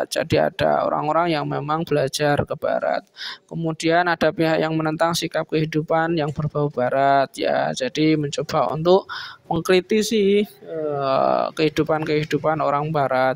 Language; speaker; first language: Indonesian; native; Indonesian